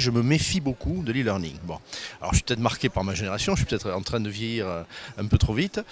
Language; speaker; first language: French; native; French